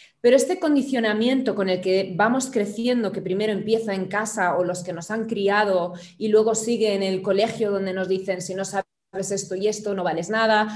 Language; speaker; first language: Spanish; non-native, fluent; German